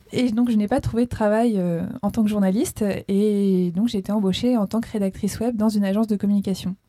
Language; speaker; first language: French; native; French